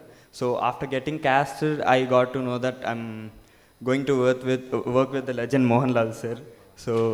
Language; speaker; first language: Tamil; non-native, learner; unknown